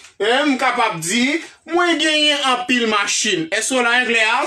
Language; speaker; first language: French; non-native, local second language; Haitian Creole